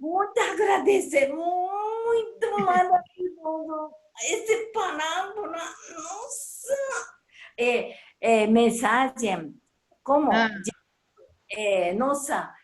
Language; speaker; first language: Portuguese; non-native, learner; Japanese